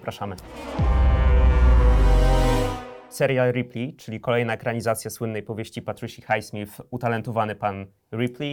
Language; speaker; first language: Polish; native; Polish